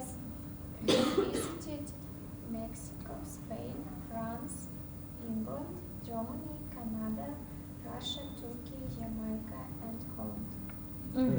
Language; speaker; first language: English; non-native, learner; Russian